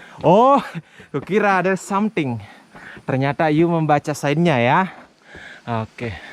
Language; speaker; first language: Indonesian; non-native, local second language; Buginese